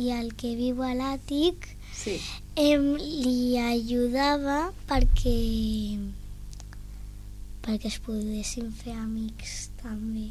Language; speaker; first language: Catalan; non-native, local second language; Spanish